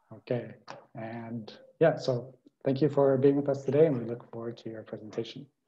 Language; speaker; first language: English; native; English